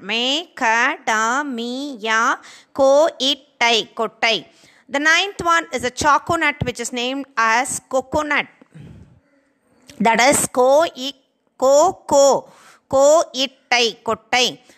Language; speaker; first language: English; non-native, local second language; Tamil